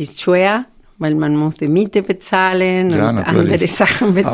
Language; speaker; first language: German; non-native, fluent; Spanish